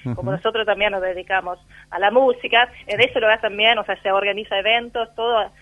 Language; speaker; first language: Spanish; non-native, fluent; Swedish